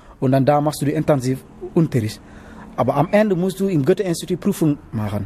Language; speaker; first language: German; non-native, learner; Wolof